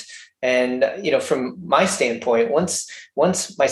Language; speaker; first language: English; native; English